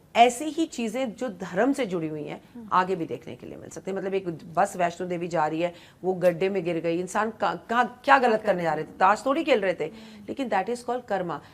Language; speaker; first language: Hindi; native; Hindi